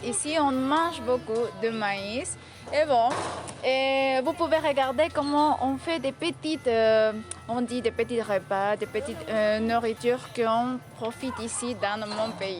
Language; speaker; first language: French; non-native, fluent; Spanish